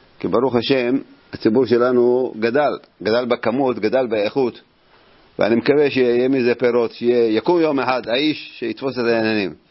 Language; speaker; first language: Hebrew; native; Hebrew